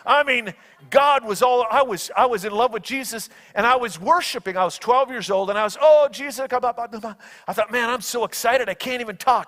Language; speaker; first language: English; native; English